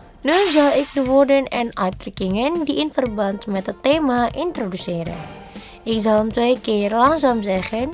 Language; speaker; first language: Dutch; non-native, learner; Indonesian